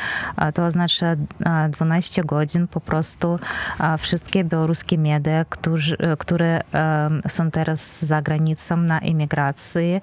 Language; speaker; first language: Polish; non-native, fluent; Belarusian